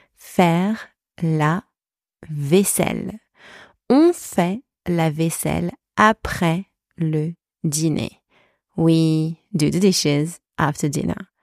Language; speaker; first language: French; native; French